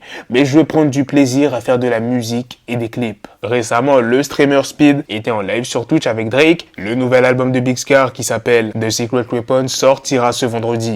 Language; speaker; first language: French; native; French